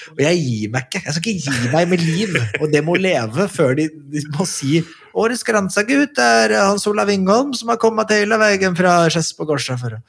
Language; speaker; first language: Norwegian; native; Norwegian